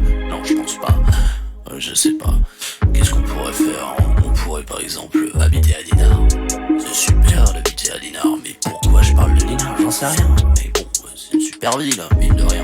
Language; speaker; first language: French; native; French